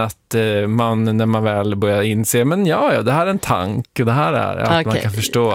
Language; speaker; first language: Swedish; native; Swedish